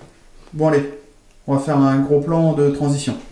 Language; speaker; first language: French; native; French